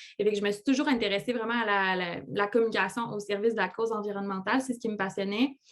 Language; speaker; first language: French; native; French